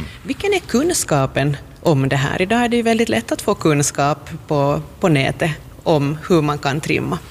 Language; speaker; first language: Swedish; native; Swedish